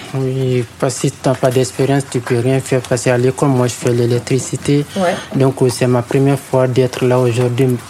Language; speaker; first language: French; non-native, learner; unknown